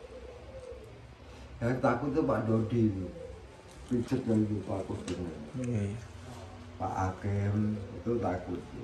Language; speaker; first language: Indonesian; non-native, local second language; Javanese